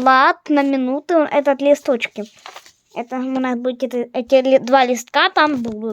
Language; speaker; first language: Russian; non-native, fluent; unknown